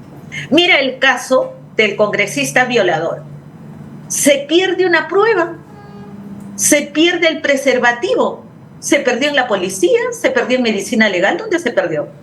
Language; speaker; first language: Spanish; native; Spanish